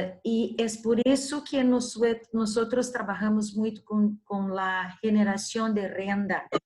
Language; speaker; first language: Spanish; non-native, learner; Portuguese